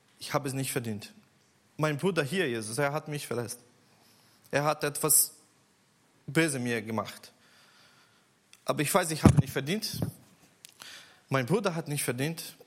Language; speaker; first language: German; non-native, learner; Portuguese